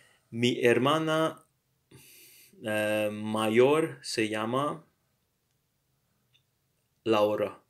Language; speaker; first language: Spanish; non-native, learner; English